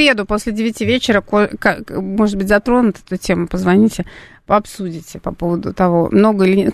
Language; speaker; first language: Russian; native; Russian